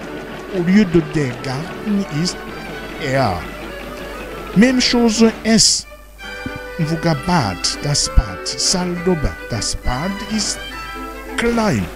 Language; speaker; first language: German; non-native, learner; Rundi